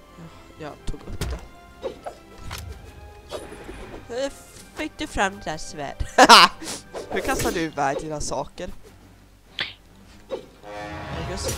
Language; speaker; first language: Swedish; native; Swedish